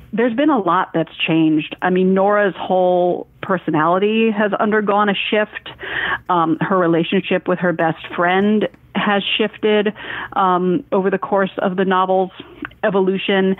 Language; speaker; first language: English; native; English